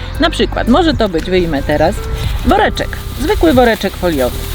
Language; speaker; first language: Polish; native; Polish